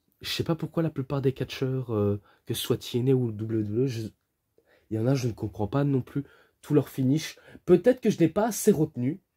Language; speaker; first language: French; native; French